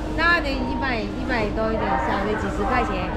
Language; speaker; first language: Chinese; native; Chinese